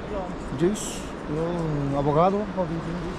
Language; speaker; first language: English; non-native, learner; Spanish